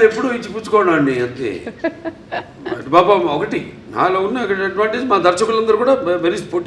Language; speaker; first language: Telugu; native; Telugu